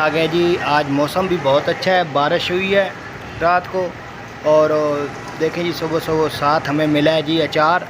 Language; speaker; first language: Urdu; non-native, local second language; Punjabi